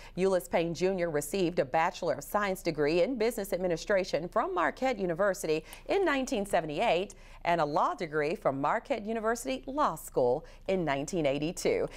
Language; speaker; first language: English; native; English